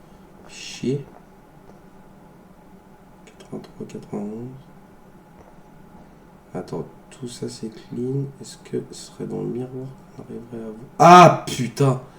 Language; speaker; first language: French; native; French